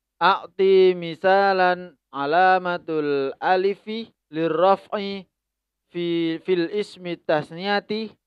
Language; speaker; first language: Arabic; non-native, learner; Indonesian